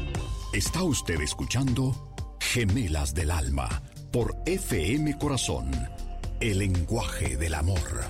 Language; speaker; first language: Spanish; native; Spanish